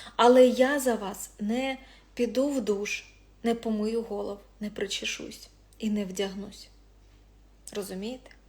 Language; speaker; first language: Ukrainian; non-native, local second language; Russian